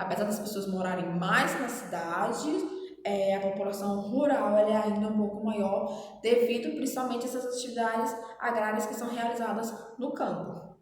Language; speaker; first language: Portuguese; native; Portuguese